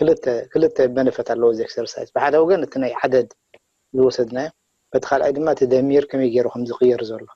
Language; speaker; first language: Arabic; non-native, fluent; Tigrinya